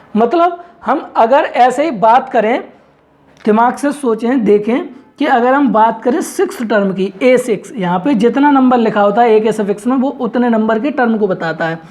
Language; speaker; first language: Hindi; native; Hindi